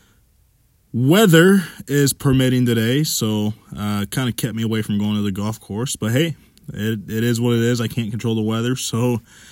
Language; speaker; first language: English; native; English